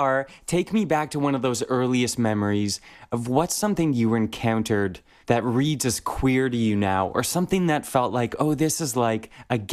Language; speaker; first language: English; native; English